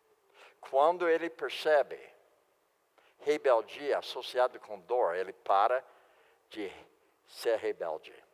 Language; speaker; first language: Portuguese; non-native, fluent; English